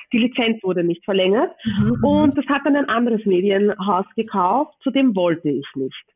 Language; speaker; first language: German; native; German